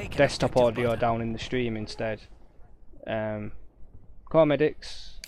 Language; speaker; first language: English; native; English